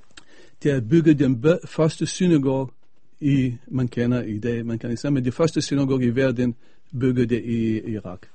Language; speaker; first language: Danish; non-native, fluent; Arabic